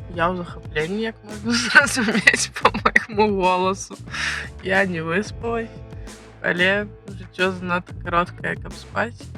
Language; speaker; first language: Belarusian; non-native, local second language; Russian